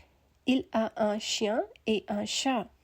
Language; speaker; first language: French; non-native, learner; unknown